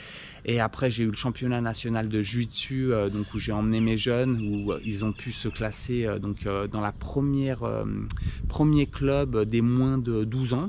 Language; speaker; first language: French; native; French